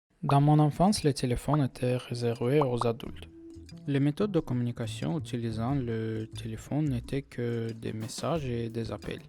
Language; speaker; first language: French; non-native, learner; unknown